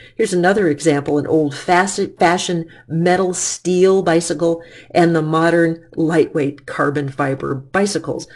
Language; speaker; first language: English; native; English